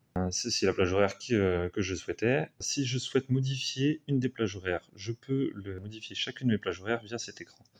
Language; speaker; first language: French; native; French